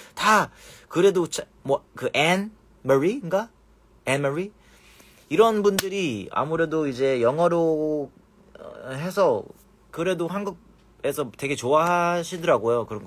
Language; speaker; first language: Korean; early bilingual, heritage; Korean